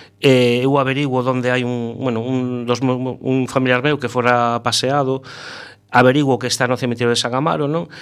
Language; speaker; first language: Galician; native; Galician